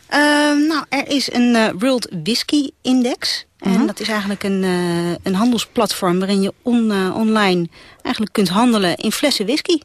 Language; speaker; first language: Dutch; native; Dutch